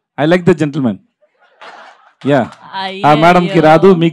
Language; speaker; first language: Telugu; non-native, local second language; Tamil